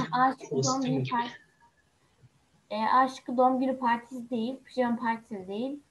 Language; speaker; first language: Turkish; native; Turkish